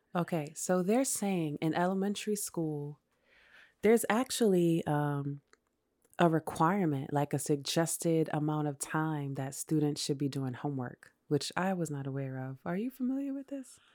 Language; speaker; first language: English; native; English